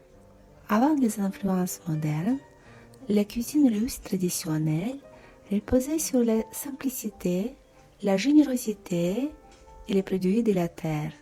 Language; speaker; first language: French; non-native, fluent; Russian